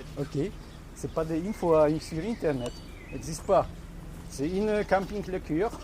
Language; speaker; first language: French; non-native, learner; Polish